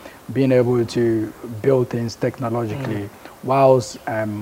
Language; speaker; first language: English; non-native, local second language; Akan